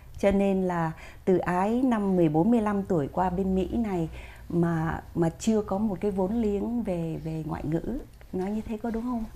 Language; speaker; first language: Vietnamese; native; Vietnamese